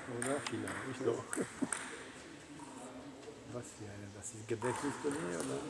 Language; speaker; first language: German; non-native, learner; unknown